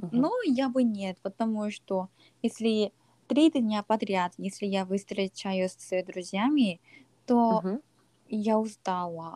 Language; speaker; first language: Russian; non-native, learner; Korean